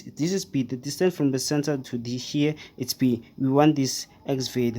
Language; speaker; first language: English; non-native, fluent; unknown